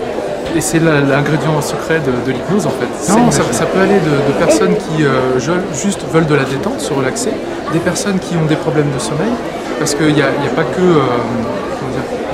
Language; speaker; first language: French; native; French